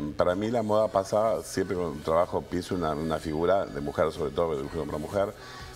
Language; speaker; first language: Spanish; native; Spanish